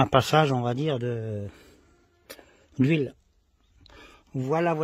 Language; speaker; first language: French; native; French